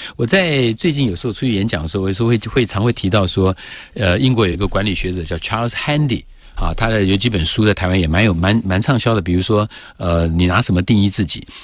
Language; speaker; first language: Chinese; native; Chinese